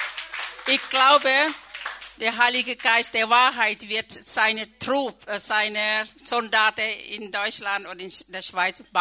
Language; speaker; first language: German; non-native, learner; Thai